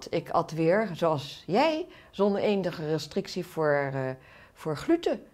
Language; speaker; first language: Dutch; native; Dutch